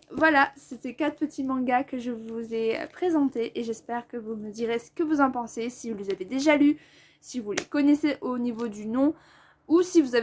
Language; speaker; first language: French; native; French